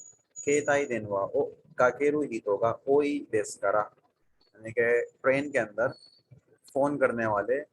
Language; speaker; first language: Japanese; non-native, fluent; Urdu